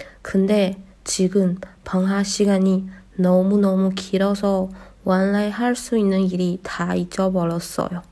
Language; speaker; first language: Korean; non-native, learner; Chinese